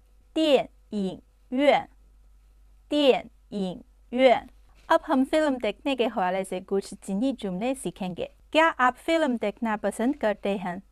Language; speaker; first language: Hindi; non-native, fluent; Chinese